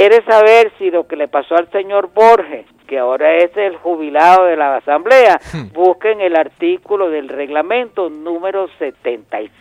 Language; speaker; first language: Spanish; native; Spanish